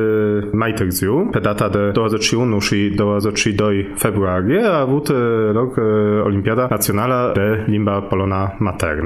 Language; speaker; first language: Romanian; non-native, fluent; Polish